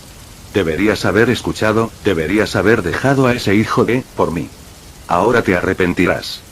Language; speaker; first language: Spanish; native; Spanish